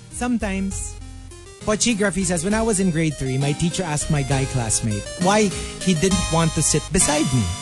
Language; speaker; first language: English; non-native, local second language; Filipino